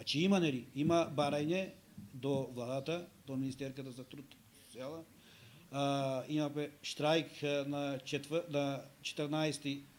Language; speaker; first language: Macedonian; native; Macedonian